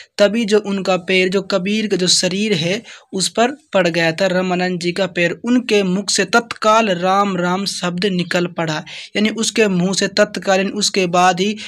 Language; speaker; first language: Hindi; native; Hindi